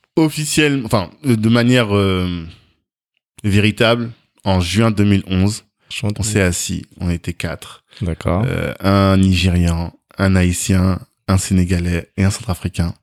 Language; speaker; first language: French; native; French